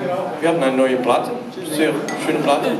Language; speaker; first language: German; non-native, learner; Dutch